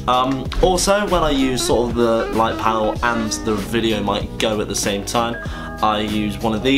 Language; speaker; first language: English; native; English